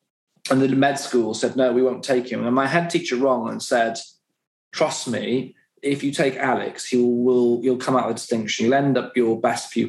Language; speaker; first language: English; native; English